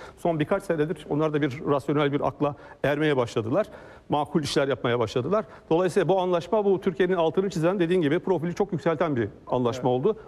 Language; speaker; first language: Turkish; native; Turkish